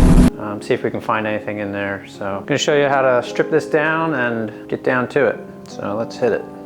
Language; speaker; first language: English; native; English